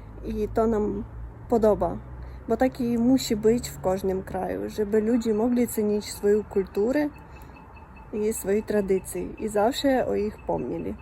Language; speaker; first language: Polish; non-native, fluent; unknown